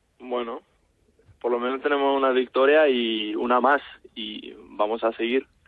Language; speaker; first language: Spanish; non-native, learner; Russian